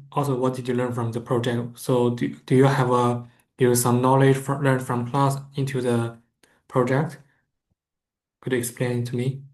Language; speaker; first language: English; non-native, fluent; Chinese